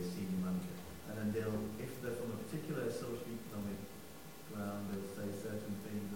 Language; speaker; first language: English; native; English